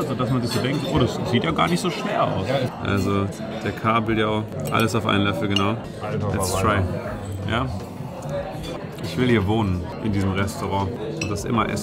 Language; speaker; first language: German; native; German